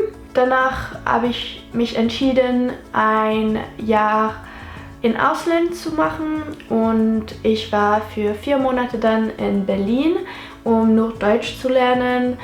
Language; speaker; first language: German; non-native, local second language; French